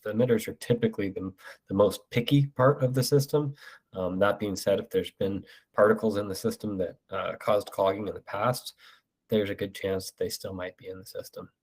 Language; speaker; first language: English; native; English